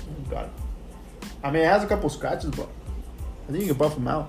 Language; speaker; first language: English; early bilingual, other home language; Spanish